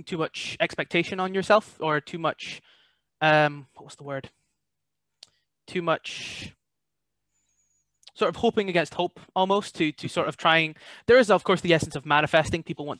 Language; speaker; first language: English; native; English